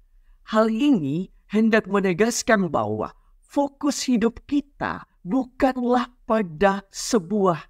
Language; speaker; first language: Indonesian; native; Indonesian